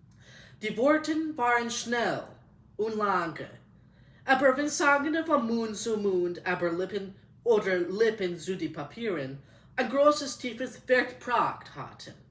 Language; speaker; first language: German; non-native, learner; English